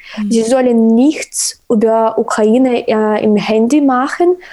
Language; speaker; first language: German; non-native, learner; Ukrainian